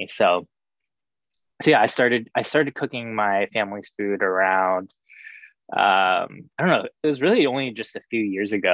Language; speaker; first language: English; native; English